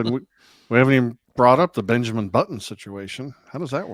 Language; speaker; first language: English; native; English